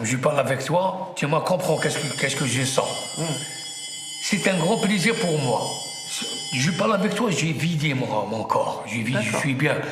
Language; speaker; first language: French; non-native, local second language; Arabic